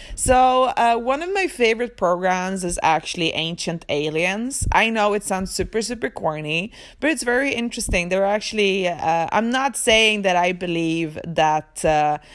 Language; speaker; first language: English; early bilingual, other home language; Swedish